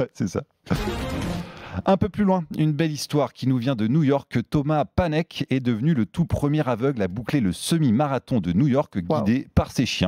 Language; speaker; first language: French; native; French